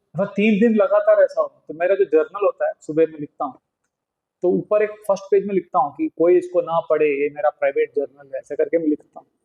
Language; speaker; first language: Hindi; non-native, local second language; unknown